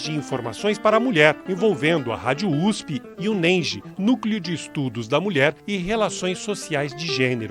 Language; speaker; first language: Portuguese; native; Portuguese